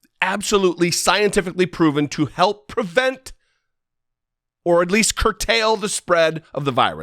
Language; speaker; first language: English; native; English